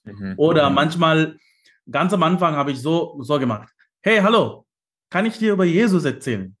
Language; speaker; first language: German; non-native, learner; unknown